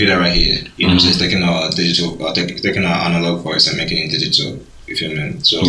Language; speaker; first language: English; non-native, local second language; Igbo